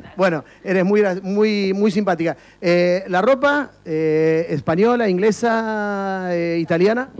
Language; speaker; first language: Spanish; native; Spanish